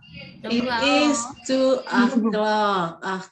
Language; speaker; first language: English; non-native, learner; Indonesian